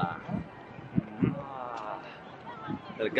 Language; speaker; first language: Russian; non-native, learner; English